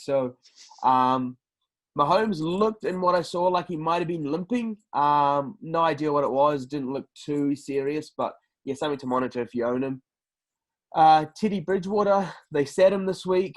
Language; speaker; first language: English; native; English